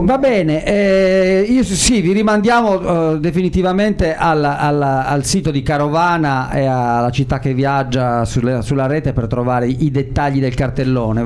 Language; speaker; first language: Italian; native; Italian